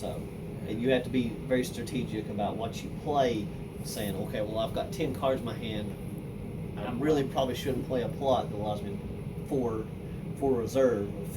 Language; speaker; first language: English; native; English